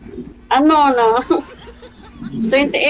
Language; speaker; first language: Filipino; non-native, local second language; Hiligaynon